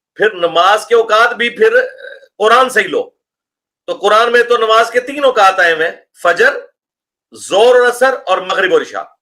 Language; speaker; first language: Urdu; non-native, local second language; Punjabi